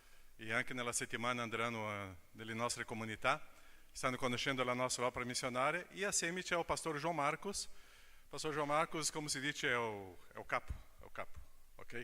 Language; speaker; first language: Italian; non-native, fluent; Portuguese